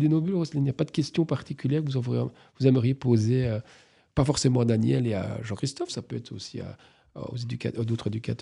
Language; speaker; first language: French; native; French